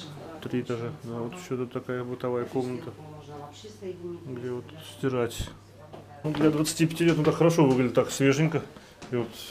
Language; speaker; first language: Russian; native; Russian